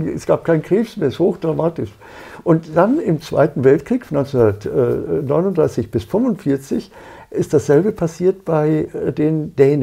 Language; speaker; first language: German; native; German